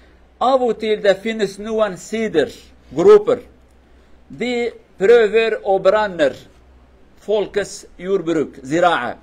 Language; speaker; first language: Norwegian; non-native, learner; Kurdish